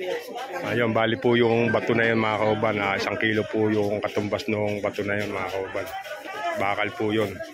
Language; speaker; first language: Filipino; non-native, local second language; Cebuano